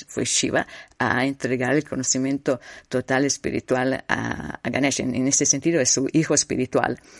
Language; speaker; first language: Spanish; non-native, fluent; Italian